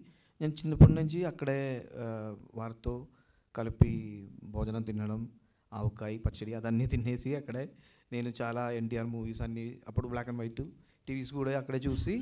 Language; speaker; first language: Telugu; non-native, local second language; Malayalam